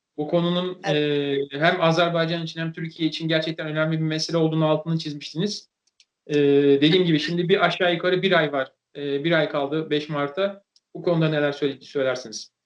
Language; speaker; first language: Turkish; native; Turkish